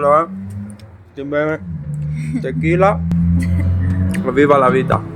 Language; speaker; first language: Spanish; non-native, learner; Italian